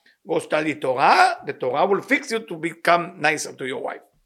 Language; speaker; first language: English; non-native, fluent; Hebrew